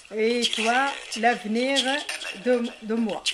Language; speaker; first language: French; non-native, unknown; Arabic